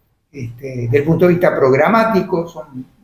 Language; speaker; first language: Spanish; native; Spanish